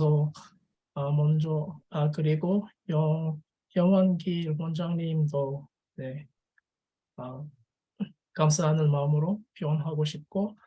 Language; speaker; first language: Korean; non-native, learner; French